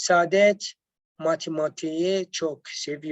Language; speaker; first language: Turkish; non-native, learner; Arabic